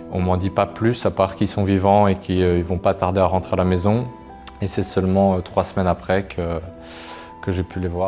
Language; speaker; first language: French; native; French